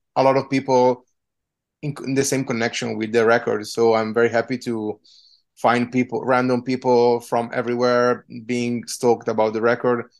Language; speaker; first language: English; non-native, fluent; Italian